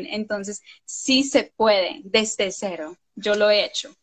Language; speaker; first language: Spanish; non-native, fluent; English